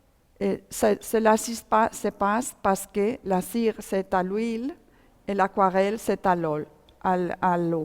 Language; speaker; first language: French; non-native, fluent; Spanish